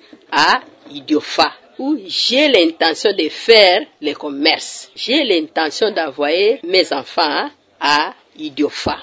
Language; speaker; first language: French; non-native, learner; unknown